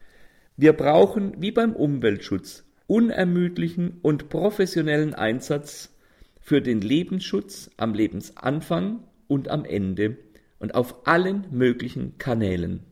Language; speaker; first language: German; native; German